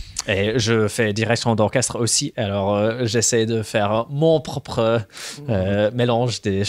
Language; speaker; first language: French; non-native, fluent; English